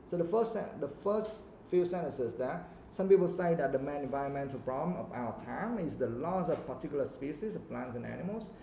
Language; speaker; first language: English; non-native, fluent; Vietnamese